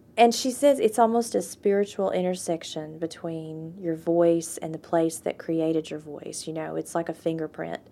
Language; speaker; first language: English; native; English